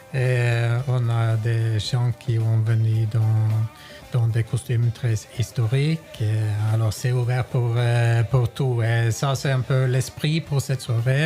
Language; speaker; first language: French; non-native, fluent; Norwegian